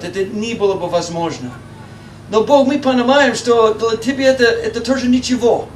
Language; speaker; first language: Russian; non-native, learner; English